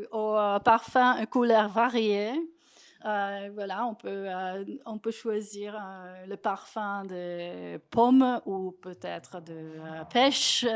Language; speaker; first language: French; non-native, fluent; Polish